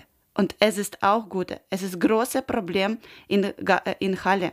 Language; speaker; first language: German; non-native, learner; Ukrainian